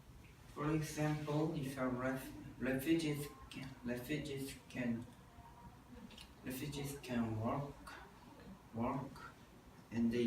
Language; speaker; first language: English; non-native, learner; Korean